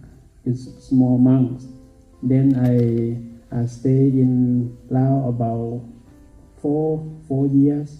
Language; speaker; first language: English; non-native, learner; Thai